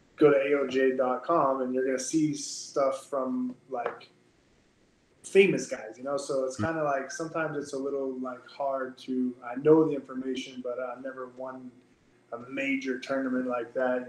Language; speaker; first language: English; native; English